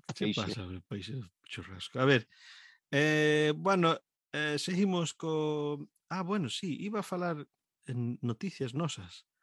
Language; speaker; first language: Galician; non-native, local second language; Spanish